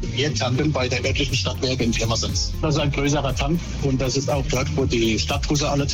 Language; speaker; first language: German; native; German